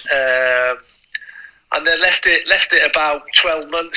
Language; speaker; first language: English; non-native, local second language; Welsh